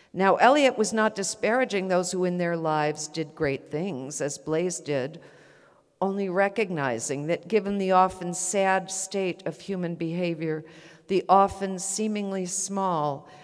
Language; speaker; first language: English; native; English